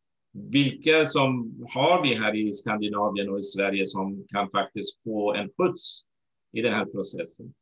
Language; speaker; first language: Swedish; non-native, fluent; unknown